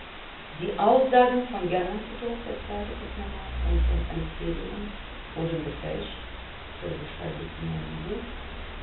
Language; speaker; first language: German; non-native, fluent; Russian